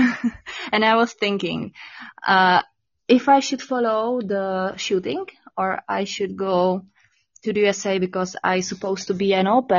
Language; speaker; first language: English; non-native, learner; Czech